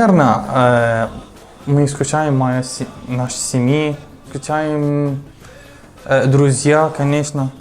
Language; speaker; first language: Russian; non-native, learner; Arabic